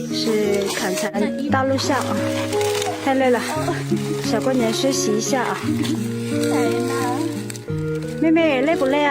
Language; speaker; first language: Chinese; non-native, fluent; Hmong